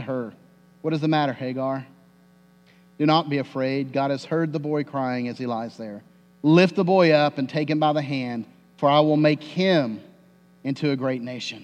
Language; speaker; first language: English; native; English